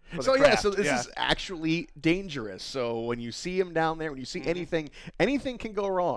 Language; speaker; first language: English; native; English